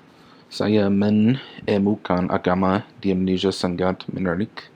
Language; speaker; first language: Indonesian; non-native, learner; English